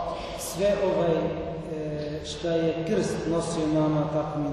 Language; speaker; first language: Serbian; non-native, learner; Arabic